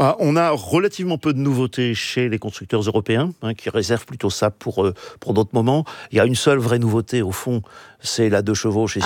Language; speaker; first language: French; native; French